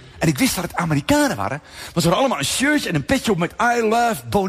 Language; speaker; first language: Dutch; native; Dutch